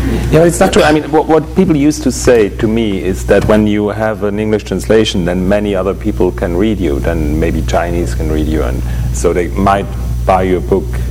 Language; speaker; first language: English; non-native, fluent; German